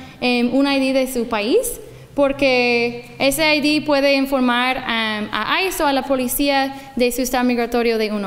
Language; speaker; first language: Spanish; non-native, fluent; English